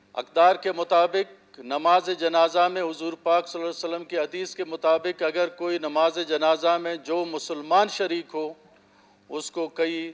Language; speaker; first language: Urdu; non-native, local second language; Baluchi